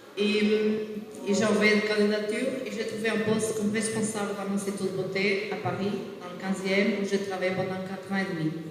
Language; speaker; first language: French; non-native, fluent; Portuguese